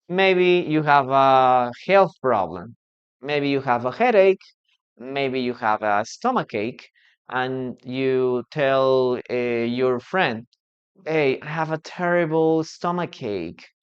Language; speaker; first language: English; non-native, fluent; Spanish